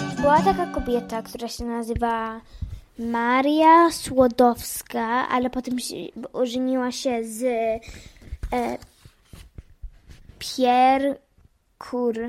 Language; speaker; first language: Polish; early bilingual, heritage; Polish